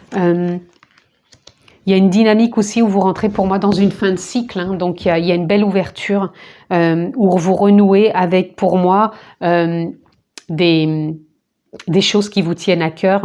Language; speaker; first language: French; native; French